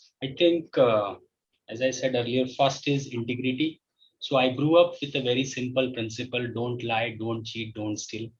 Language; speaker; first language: English; non-native, local second language; Hindi